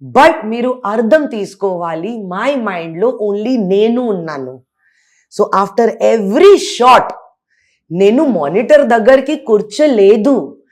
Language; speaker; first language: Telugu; non-native, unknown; Hindi